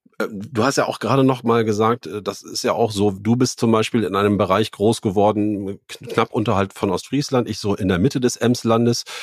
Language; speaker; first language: German; native; German